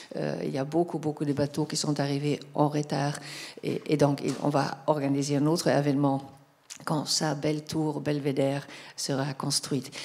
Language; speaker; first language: French; non-native, fluent; German